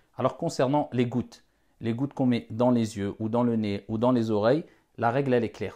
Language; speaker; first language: French; non-native, local second language; Wolof